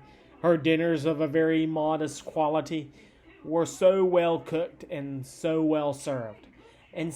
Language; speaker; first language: English; native; English